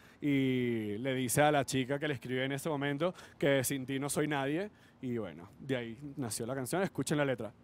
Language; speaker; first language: Spanish; native; Spanish